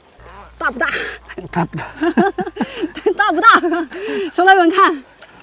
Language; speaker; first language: Chinese; native; Chinese